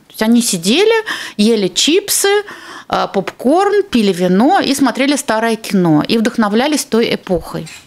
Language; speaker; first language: Russian; native; Russian